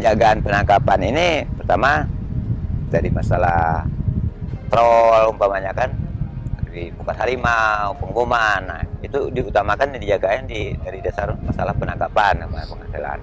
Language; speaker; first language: Indonesian; non-native, local second language; Malay